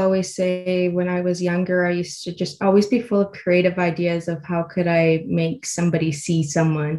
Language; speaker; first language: English; native; English